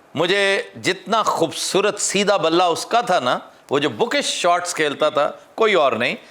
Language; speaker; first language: Urdu; non-native, local second language; Punjabi